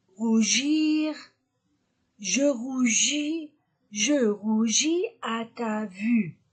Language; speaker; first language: French; non-native, fluent; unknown